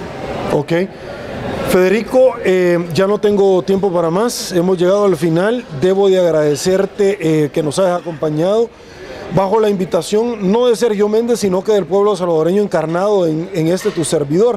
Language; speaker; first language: Spanish; native; Spanish